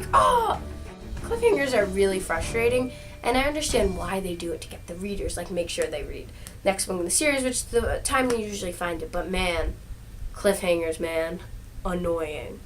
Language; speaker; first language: English; native; English